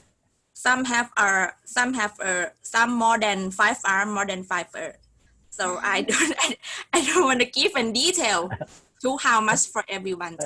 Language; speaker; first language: English; non-native, learner; Thai